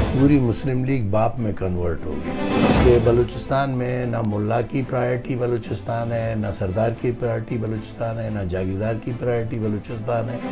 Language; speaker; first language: Urdu; non-native, local second language; Baluchi